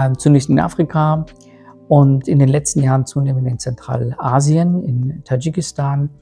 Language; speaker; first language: German; early bilingual, other home language; Persian